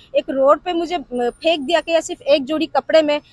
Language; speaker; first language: Hindi; non-native, local second language; Odia